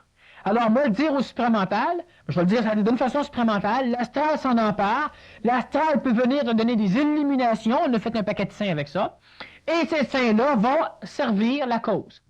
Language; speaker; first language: French; native; French